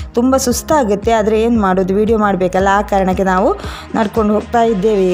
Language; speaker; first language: Kannada; non-native, local second language; Tulu